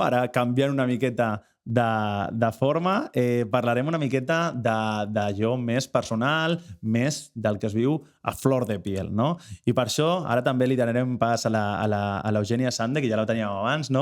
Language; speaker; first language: Catalan; native; Catalan